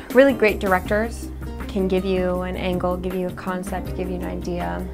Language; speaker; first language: English; native; English